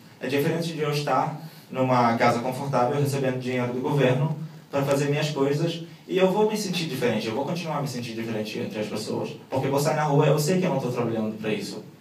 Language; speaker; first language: Portuguese; non-native, fluent; Arabic